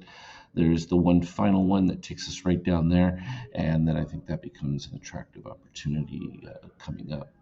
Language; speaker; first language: English; native; English